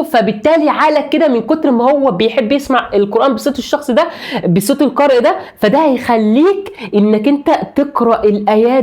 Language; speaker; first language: Arabic; native; Arabic